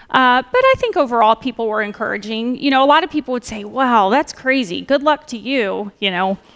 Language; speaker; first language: English; native; English